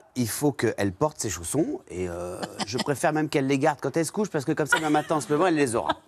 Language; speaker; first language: French; native; French